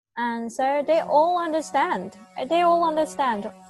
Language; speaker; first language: English; non-native, fluent; Vietnamese